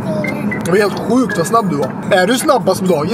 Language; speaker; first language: Swedish; native; Swedish